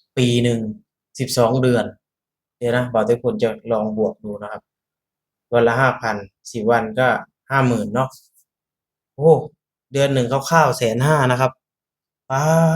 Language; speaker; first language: Thai; native; Thai